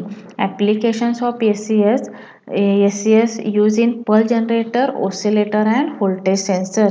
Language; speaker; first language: English; non-native, local second language; Marathi